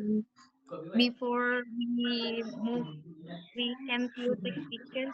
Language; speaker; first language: English; non-native, learner; Indonesian